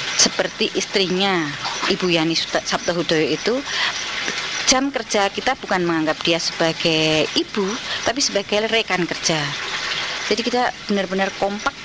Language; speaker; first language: Indonesian; native; Indonesian